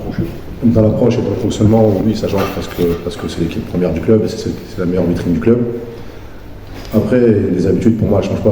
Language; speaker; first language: French; native; French